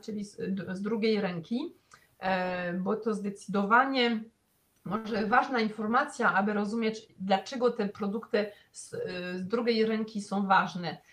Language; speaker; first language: Polish; non-native, fluent; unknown